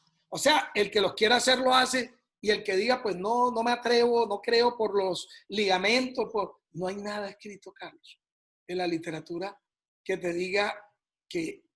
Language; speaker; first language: Spanish; native; Spanish